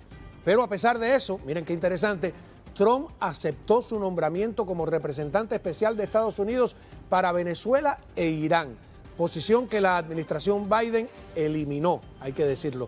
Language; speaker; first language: Spanish; native; Spanish